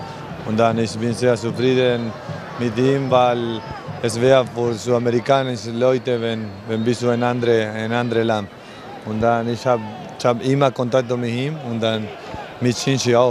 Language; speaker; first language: German; non-native, learner; Spanish